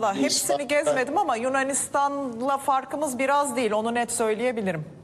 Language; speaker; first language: Turkish; native; Turkish